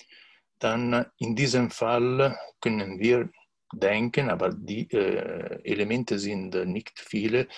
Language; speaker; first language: German; non-native, learner; Italian